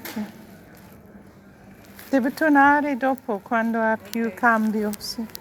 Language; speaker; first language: Italian; non-native, learner; English